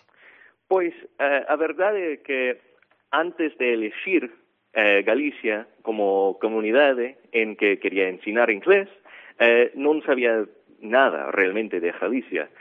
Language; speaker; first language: Galician; non-native, fluent; English